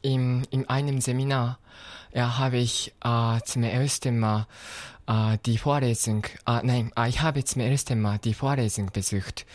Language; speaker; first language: German; non-native, fluent; Japanese